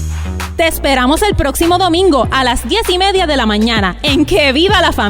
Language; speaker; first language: Spanish; native; Spanish